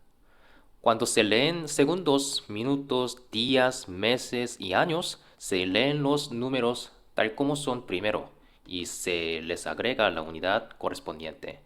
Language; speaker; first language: Spanish; non-native, fluent; Korean